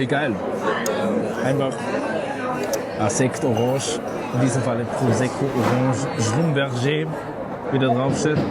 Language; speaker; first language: German; native; German